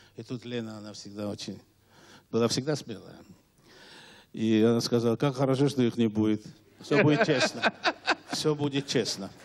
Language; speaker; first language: Russian; non-native, local second language; Georgian